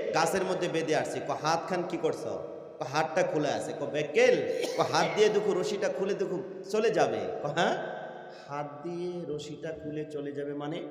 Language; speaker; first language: Bangla; non-native, local second language; Assamese